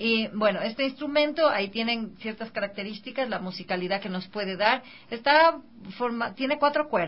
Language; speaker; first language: Spanish; native; Spanish